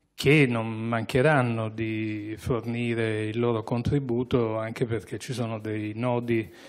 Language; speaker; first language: Italian; native; Italian